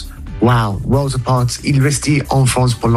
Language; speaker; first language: French; non-native, learner; English